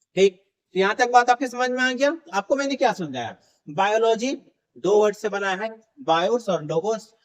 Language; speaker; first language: Hindi; native; Hindi